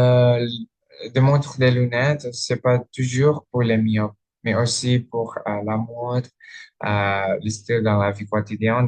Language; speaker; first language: French; non-native, learner; Indonesian